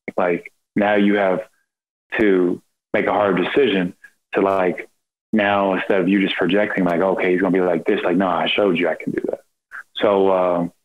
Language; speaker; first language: English; native; English